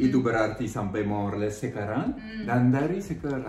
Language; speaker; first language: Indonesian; non-native, fluent; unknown